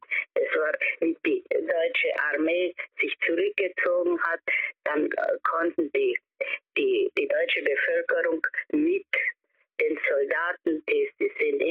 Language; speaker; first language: German; early bilingual, heritage; German